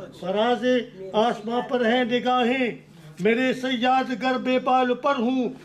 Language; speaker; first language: Urdu; non-native, local second language; Pashto